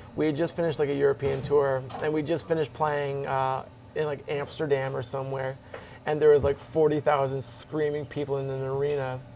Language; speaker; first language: English; native; English